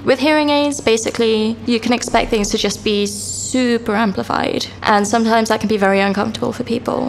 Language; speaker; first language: English; native; English